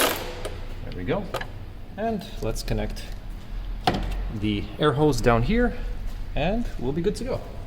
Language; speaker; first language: English; native; English